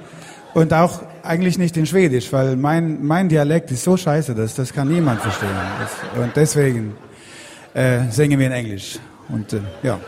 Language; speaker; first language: German; non-native, fluent; Swedish